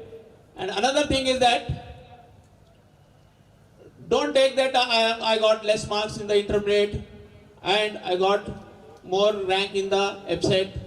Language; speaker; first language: English; non-native, local second language; Telugu